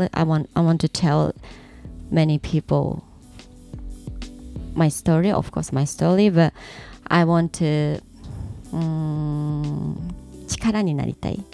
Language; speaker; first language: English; non-native, learner; Japanese